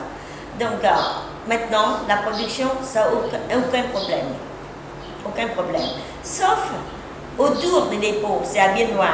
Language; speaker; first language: French; non-native, fluent; Vietnamese